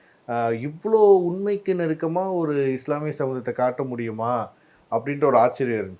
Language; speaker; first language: Tamil; native; Tamil